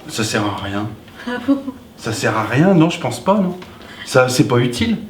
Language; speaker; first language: French; native; French